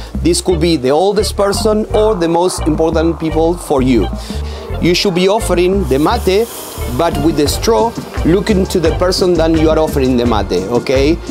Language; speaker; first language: English; non-native, fluent; Spanish